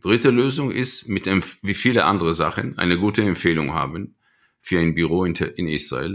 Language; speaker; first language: German; non-native, fluent; Hebrew